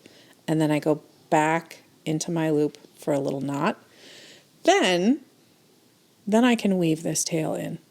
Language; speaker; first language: English; native; English